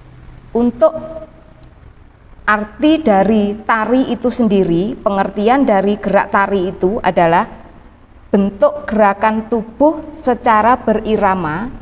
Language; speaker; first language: Malay; native; Malay